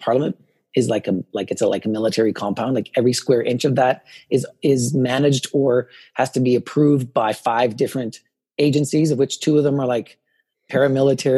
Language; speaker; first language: English; native; English